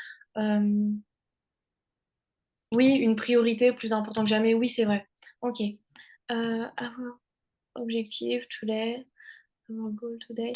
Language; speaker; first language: French; native; French